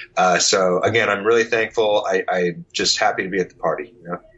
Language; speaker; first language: English; native; English